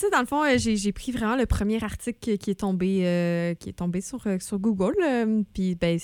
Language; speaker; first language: French; native; French